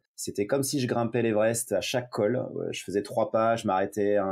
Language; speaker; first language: French; native; French